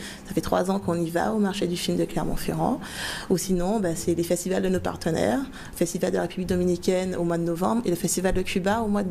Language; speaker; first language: French; native; French